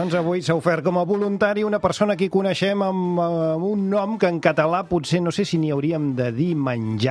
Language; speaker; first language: Catalan; native; Catalan